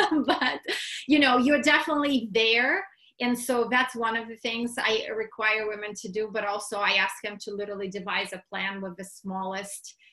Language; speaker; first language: English; non-native, fluent; Russian